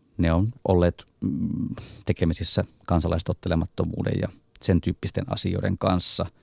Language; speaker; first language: Finnish; native; Finnish